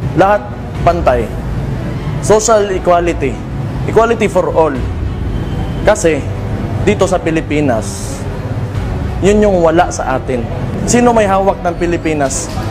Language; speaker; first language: Filipino; non-native, local second language; Cebuano